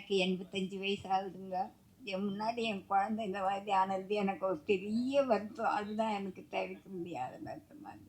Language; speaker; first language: Tamil; native; Tamil